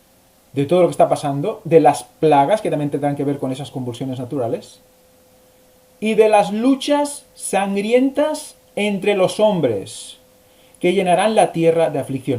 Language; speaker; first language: Spanish; native; Spanish